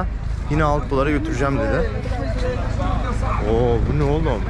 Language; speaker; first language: Turkish; native; Turkish